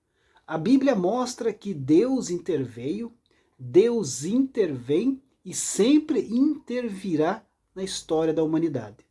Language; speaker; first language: Portuguese; native; Portuguese